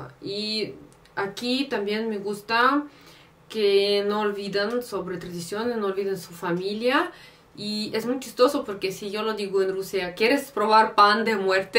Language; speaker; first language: Spanish; non-native, fluent; Russian